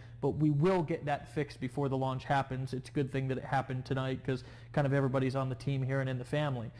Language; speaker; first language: English; native; English